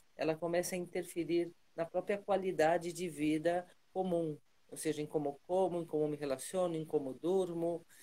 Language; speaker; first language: Portuguese; non-native, fluent; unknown